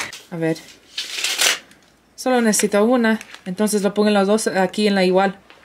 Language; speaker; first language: Spanish; non-native, learner; English